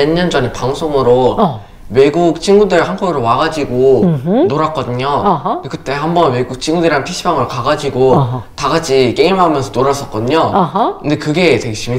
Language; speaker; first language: Korean; early bilingual, other home language; English